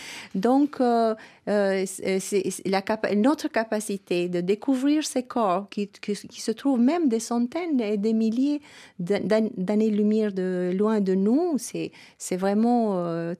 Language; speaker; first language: French; non-native, fluent; Albanian